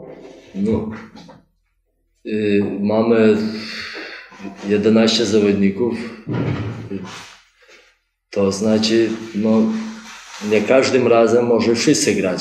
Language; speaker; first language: Polish; non-native, fluent; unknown